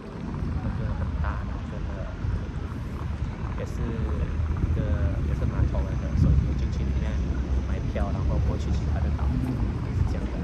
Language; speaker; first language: Chinese; early bilingual, heritage; Chinese